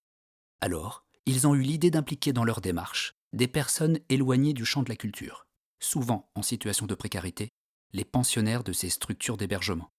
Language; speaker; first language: French; native; French